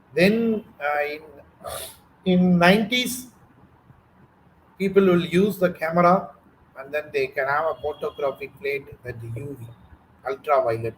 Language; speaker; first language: English; non-native, local second language; Tamil